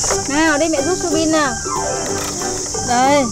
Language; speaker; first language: Vietnamese; native; Vietnamese